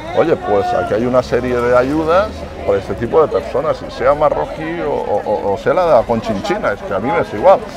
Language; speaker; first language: Spanish; native; Spanish